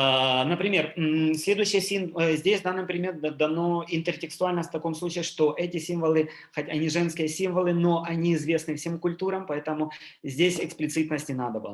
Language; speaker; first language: Russian; native; Russian